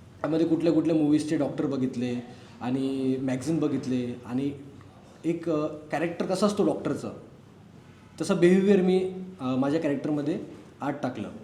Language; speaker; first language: Marathi; native; Marathi